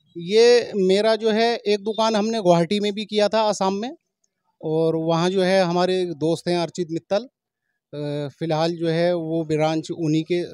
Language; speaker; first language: Hindi; native; Hindi